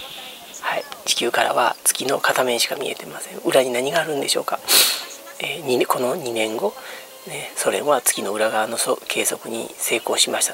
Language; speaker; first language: Japanese; native; Japanese